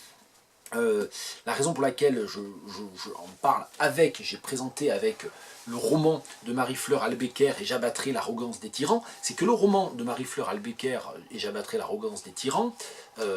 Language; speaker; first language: French; native; French